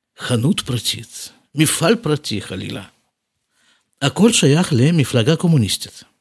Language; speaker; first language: Hebrew; non-native, fluent; Russian